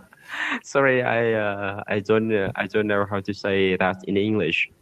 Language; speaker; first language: English; non-native, learner; Vietnamese